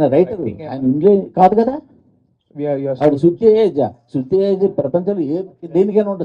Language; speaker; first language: Telugu; native; Telugu